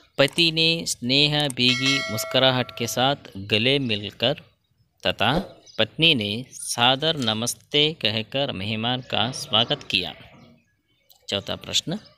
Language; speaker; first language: Hindi; non-native, local second language; Kannada